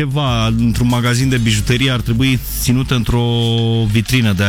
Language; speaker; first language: Romanian; native; Romanian